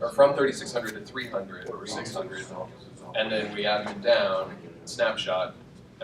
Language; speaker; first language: English; native; English